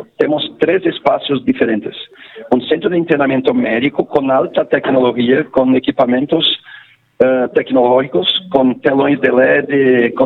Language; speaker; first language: Portuguese; non-native, local second language; Spanish